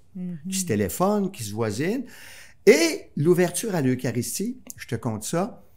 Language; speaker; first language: French; native; French